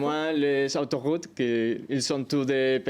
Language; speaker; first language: French; non-native, learner; Spanish